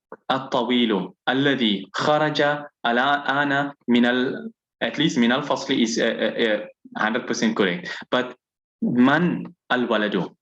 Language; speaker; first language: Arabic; non-native, fluent; English